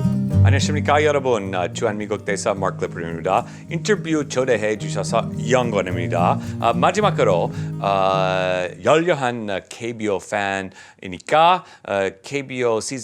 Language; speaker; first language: Korean; non-native, learner; English